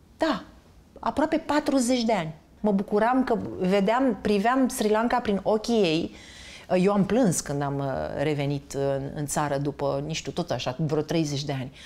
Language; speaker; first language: Romanian; native; Romanian